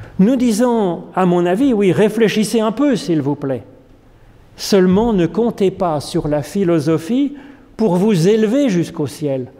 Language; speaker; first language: French; native; French